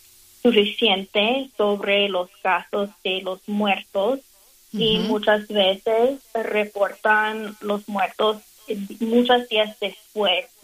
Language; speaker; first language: Spanish; non-native, fluent; English